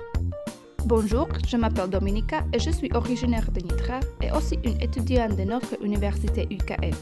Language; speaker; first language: French; non-native, learner; Slovak